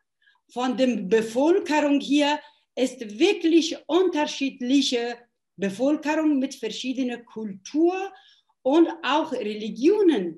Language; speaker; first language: German; non-native, fluent; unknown